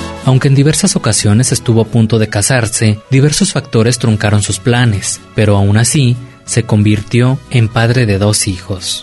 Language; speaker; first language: Spanish; native; Spanish